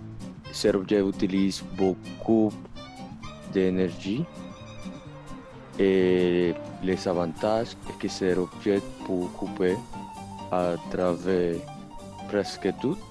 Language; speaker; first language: French; non-native, learner; Spanish